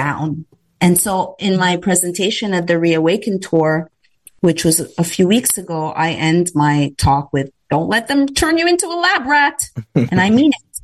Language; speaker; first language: English; native; English